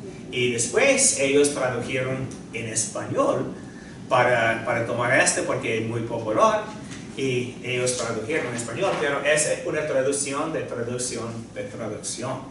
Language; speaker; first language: Spanish; non-native, fluent; English